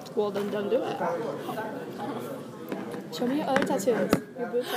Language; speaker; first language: English; non-native, fluent; Spanish